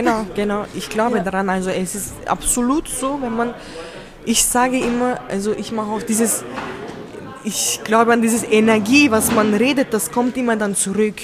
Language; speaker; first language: German; early bilingual, other home language; Turkish